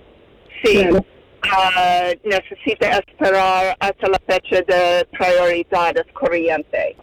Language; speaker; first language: Spanish; non-native, fluent; English